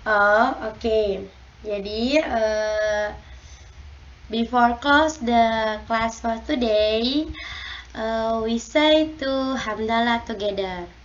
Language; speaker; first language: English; non-native, learner; Indonesian